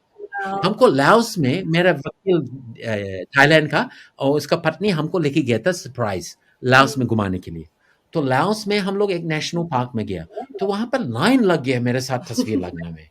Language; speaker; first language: Hindi; non-native, fluent; English